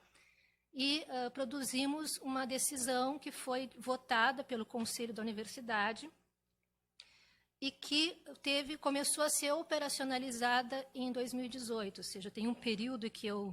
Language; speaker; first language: Portuguese; native; Portuguese